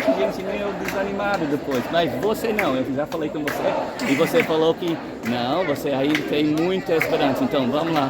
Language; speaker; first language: Portuguese; non-native, fluent; English